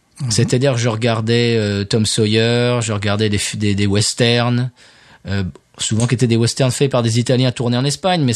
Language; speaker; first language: French; native; French